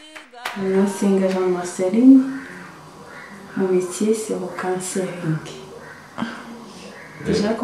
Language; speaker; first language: French; non-native, local second language; Kinyarwanda